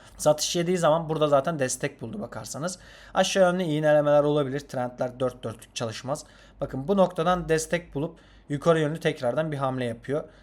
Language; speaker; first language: Turkish; non-native, fluent; Azerbaijani